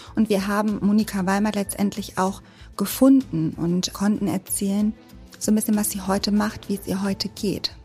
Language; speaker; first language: German; native; German